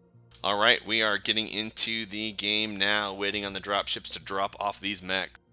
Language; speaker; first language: English; native; English